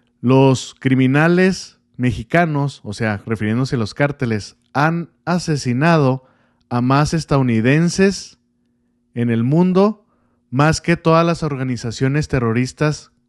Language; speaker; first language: Spanish; native; Spanish